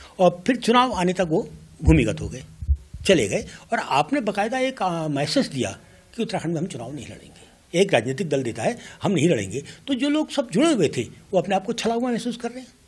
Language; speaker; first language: Hindi; native; Hindi